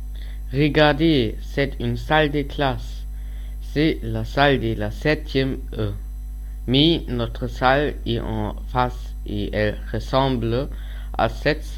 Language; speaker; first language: French; non-native, learner; German